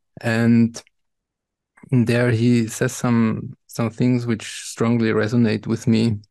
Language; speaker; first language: English; non-native, fluent; German